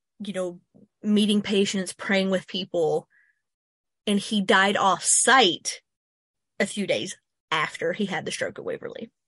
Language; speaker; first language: English; native; English